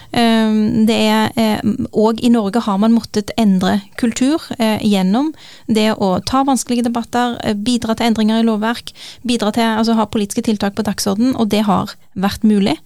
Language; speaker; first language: Norwegian; early bilingual, other home language; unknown